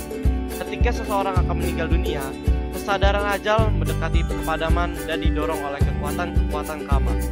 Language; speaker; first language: Indonesian; native; Indonesian